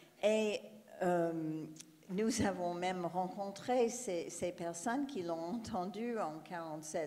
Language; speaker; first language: French; non-native, fluent; English